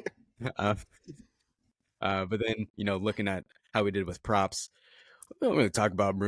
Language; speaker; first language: English; native; English